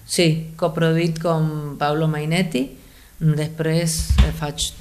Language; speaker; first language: Catalan; non-native, fluent; Spanish